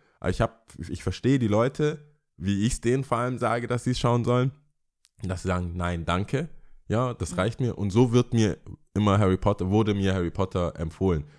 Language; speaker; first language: German; early bilingual, other home language; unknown